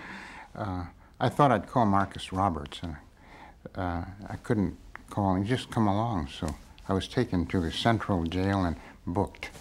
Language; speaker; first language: English; native; English